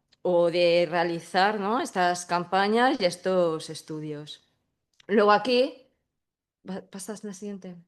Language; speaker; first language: Spanish; native; Spanish